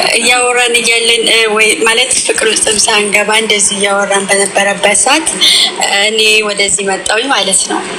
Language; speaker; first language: Amharic; native; Amharic